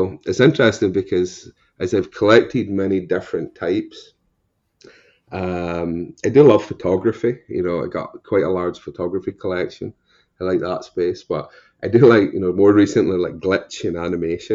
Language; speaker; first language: English; native; English